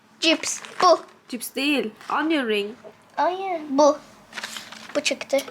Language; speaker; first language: Turkish; early bilingual, heritage; Turkish